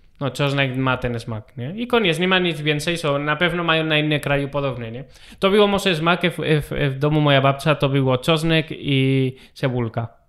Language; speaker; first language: Polish; non-native, learner; Spanish